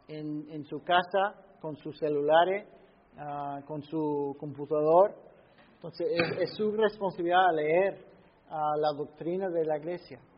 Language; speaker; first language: Spanish; non-native, fluent; English